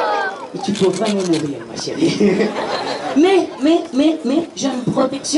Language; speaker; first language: French; non-native, fluent; Portuguese